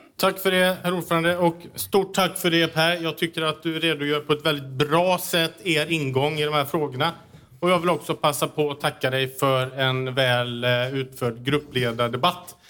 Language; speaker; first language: Swedish; native; Swedish